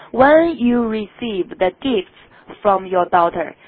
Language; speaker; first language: English; non-native, fluent; Chinese